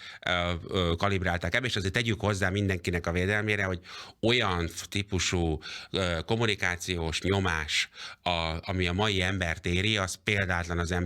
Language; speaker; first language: Hungarian; native; Hungarian